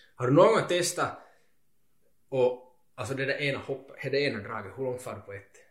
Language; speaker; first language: Swedish; native; Swedish